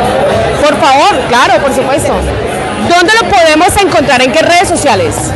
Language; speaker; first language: Spanish; native; Spanish